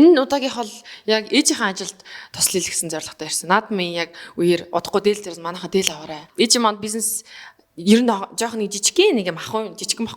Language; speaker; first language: Mongolian; native; Mongolian